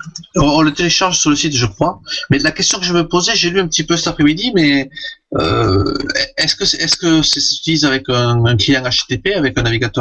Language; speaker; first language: French; native; French